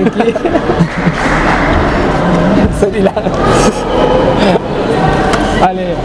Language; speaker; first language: French; non-native, fluent; Spanish